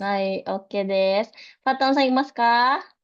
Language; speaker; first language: Japanese; non-native, fluent; Indonesian